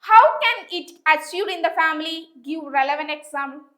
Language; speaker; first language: English; non-native, local second language; Malayalam